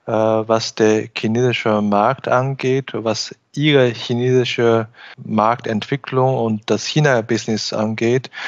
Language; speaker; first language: German; non-native, fluent; Chinese